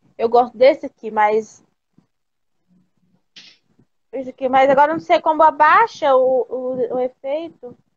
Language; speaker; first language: Portuguese; native; Portuguese